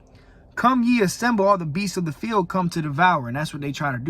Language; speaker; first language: English; native; English